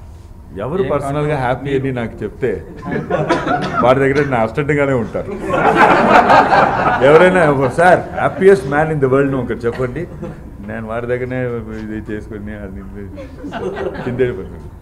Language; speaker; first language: Telugu; non-native, learner; Tamil